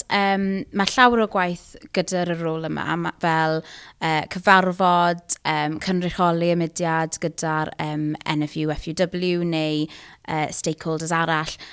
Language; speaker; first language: Welsh; non-native, local second language; English